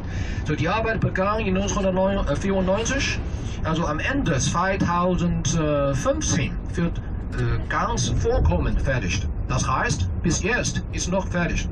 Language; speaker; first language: German; non-native, fluent; Chinese